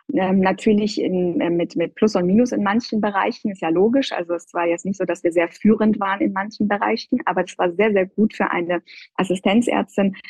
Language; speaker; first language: German; non-native, fluent; Persian